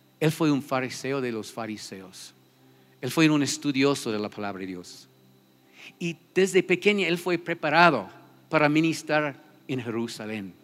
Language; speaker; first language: Spanish; non-native, fluent; English